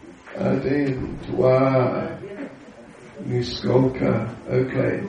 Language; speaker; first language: Russian; non-native, learner; English